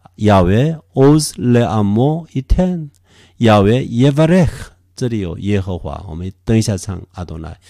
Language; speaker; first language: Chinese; non-native, fluent; Korean